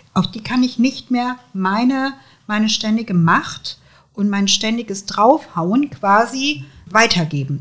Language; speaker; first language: German; early bilingual, other home language; Serbian